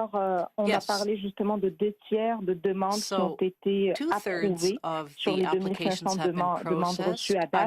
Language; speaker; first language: French; native; French